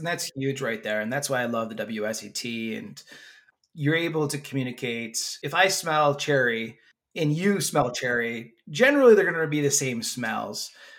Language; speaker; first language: English; native; English